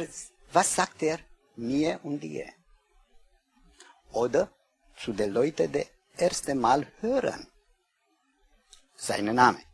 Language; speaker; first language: German; non-native, learner; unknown